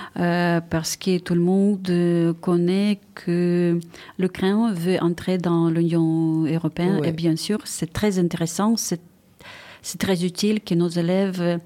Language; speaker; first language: French; non-native, fluent; Ukrainian